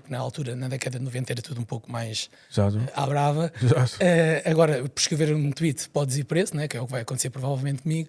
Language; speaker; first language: Portuguese; native; Portuguese